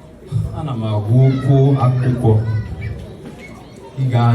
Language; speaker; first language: Igbo; early bilingual, heritage; Igbo